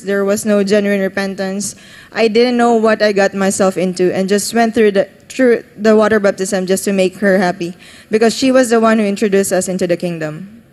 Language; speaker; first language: English; non-native, local second language; Filipino